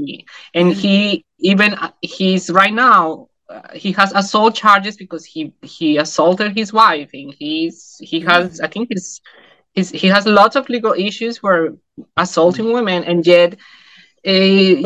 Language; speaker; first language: English; non-native, fluent; Spanish